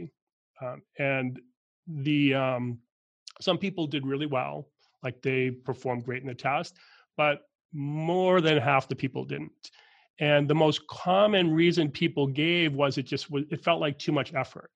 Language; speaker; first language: English; native; English